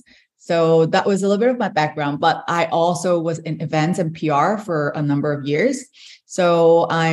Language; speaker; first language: English; non-native, local second language; Cantonese